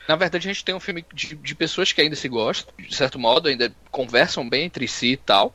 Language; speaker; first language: Portuguese; native; Portuguese